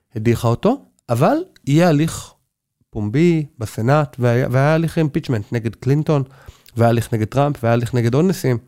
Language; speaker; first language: Hebrew; native; Hebrew